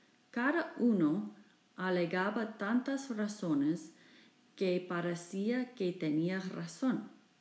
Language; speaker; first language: Spanish; non-native, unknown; English